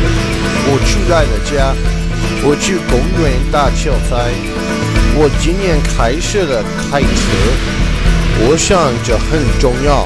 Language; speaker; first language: Chinese; non-native, learner; English